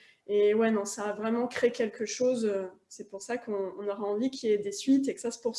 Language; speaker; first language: French; native; French